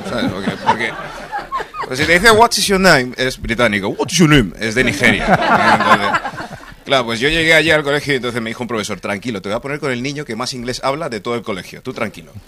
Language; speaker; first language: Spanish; early bilingual, other home language; English